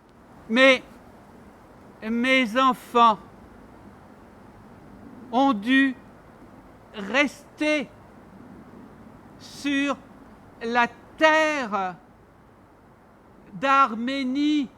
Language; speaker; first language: French; non-native, learner; Armenian